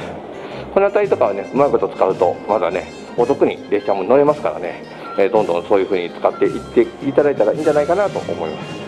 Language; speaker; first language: Japanese; native; Japanese